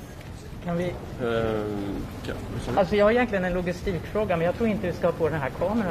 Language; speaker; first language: Swedish; native; Swedish